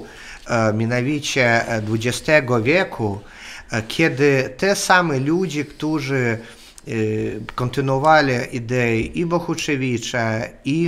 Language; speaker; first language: Polish; non-native, learner; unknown